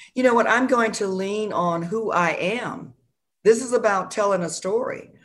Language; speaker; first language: English; native; English